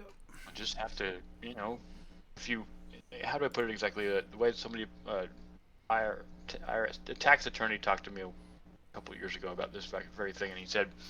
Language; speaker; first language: English; native; English